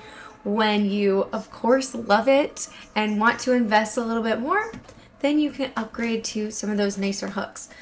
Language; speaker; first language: English; native; English